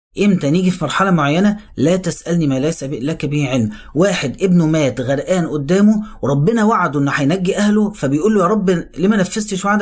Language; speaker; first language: Arabic; native; Arabic